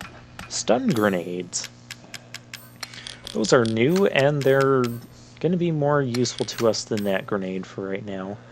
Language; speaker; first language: English; native; English